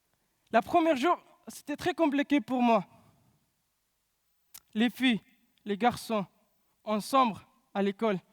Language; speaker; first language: French; non-native, learner; Pashto